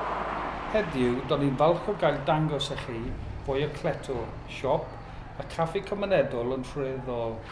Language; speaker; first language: Welsh; native; Welsh